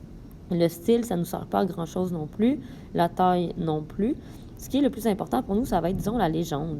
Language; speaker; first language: French; native; French